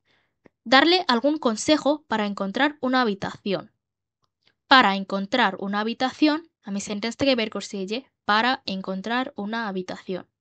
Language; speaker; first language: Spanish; non-native, learner; Bangla